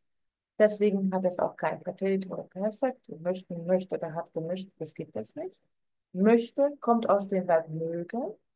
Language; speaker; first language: German; non-native, fluent; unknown